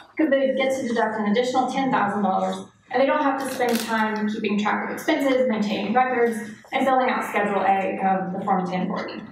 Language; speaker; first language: English; native; English